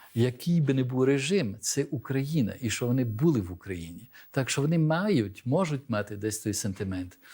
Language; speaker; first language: Ukrainian; early bilingual, heritage; Ukrainian